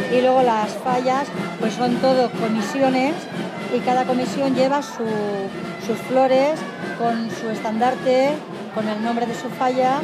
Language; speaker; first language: Spanish; native; Spanish